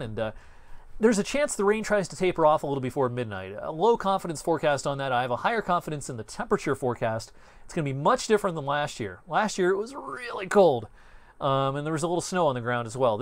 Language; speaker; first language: English; native; English